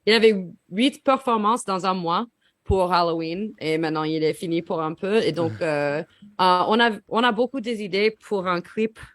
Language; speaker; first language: French; non-native, learner; English